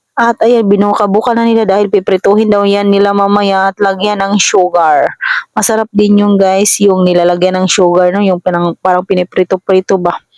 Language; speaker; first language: Filipino; non-native, local second language; Masbatenyo